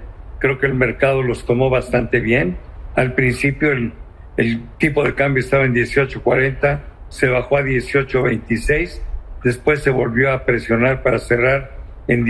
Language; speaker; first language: Spanish; native; Spanish